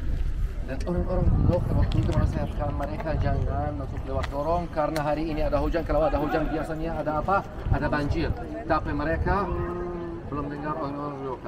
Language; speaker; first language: Indonesian; non-native, learner; Arabic